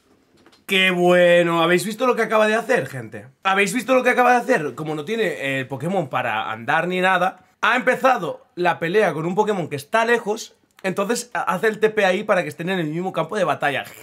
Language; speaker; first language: Spanish; native; Spanish